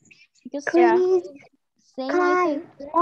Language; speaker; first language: English; non-native, learner; Indonesian